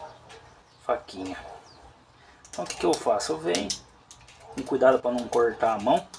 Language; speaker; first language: Portuguese; native; Portuguese